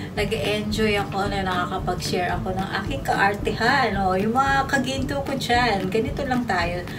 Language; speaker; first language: Filipino; non-native, local second language; Pampanga